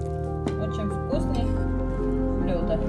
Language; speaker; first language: Russian; non-native, local second language; Tajik